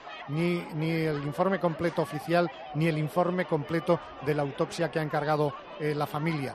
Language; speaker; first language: Spanish; native; Spanish